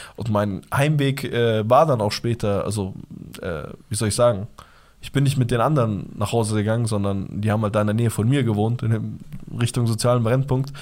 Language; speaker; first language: German; early bilingual, other home language; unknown